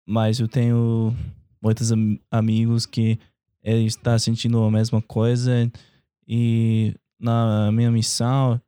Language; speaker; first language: Portuguese; non-native, learner; English